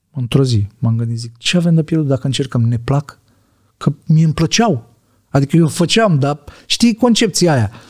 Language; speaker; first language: Romanian; native; Romanian